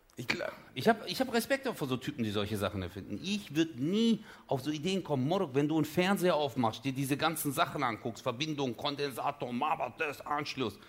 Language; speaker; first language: German; early bilingual, other home language; Turkish